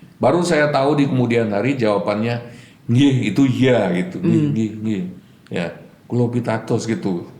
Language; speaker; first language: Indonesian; native; Indonesian